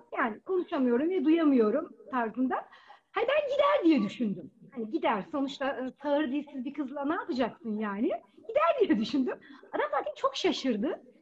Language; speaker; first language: Turkish; native; Turkish